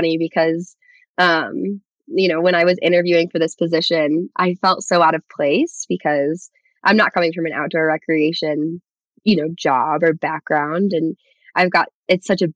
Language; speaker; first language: English; native; English